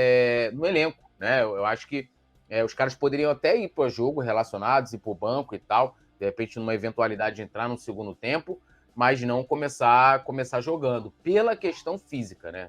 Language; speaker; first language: Portuguese; native; Portuguese